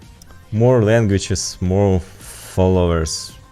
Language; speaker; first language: English; non-native, learner; Ukrainian